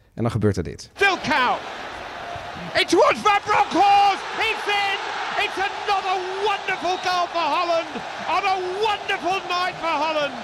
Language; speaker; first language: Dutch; early bilingual, other home language; Italian